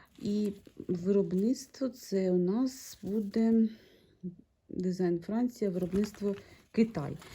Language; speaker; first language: Ukrainian; non-native, local second language; Russian